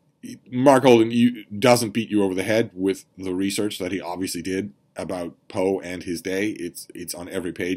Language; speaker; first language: English; native; English